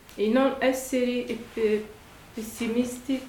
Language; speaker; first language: Italian; non-native, learner; Arabic